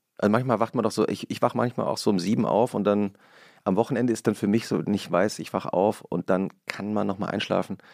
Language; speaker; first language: German; native; German